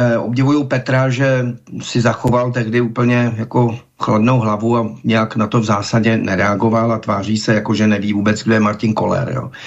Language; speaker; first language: Czech; native; Czech